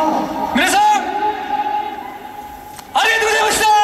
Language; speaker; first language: Japanese; non-native, learner; Korean